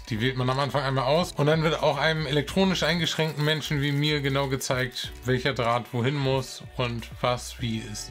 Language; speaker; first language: German; native; German